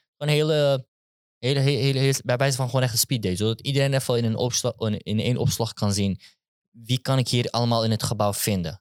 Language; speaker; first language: Dutch; early bilingual, other home language; Turkish